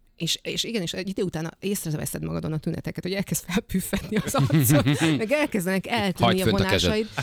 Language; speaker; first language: Hungarian; native; Hungarian